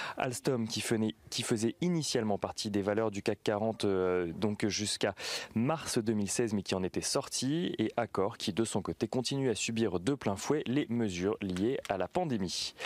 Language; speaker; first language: French; native; French